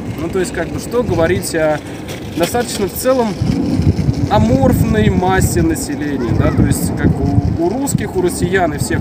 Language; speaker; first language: Russian; native; Russian